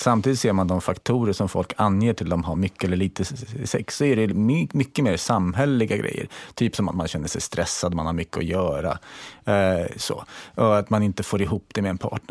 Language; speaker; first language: Swedish; native; Swedish